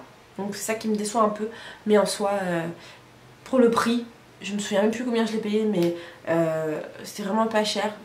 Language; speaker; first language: French; native; French